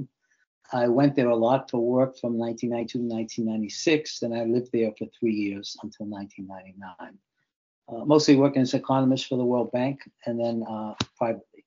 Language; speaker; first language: English; native; English